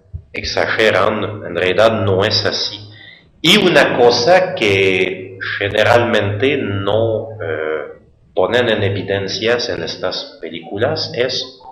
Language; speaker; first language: Spanish; non-native, fluent; French